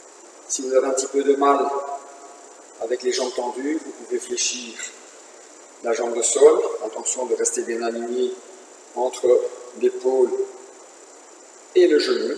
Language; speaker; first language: French; native; French